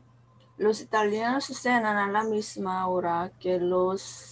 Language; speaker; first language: Spanish; non-native, learner; Korean